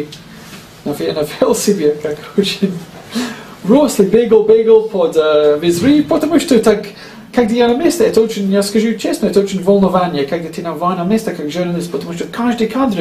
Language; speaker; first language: Russian; non-native, learner; English